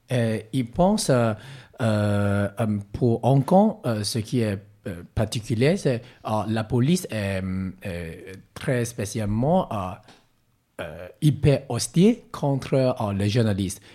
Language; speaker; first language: French; non-native, learner; Cantonese